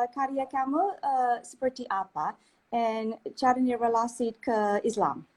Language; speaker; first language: Indonesian; non-native, learner; English